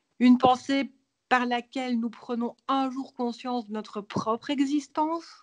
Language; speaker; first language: French; native; French